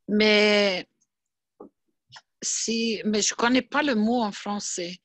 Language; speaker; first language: French; non-native, learner; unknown